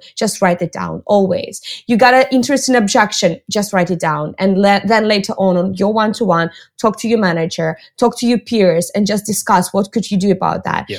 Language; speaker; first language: English; non-native, fluent; Russian